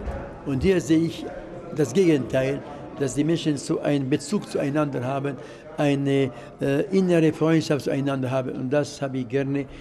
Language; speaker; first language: German; non-native, fluent; Arabic